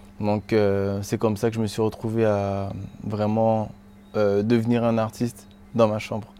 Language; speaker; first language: French; native; French